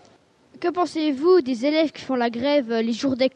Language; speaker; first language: French; native; French